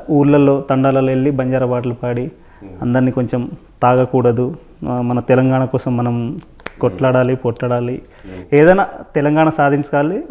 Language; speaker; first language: Telugu; non-native, local second language; Lambadi